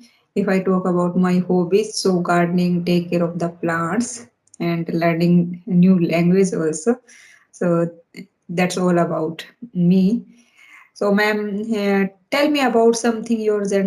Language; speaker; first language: English; non-native, learner; Hindi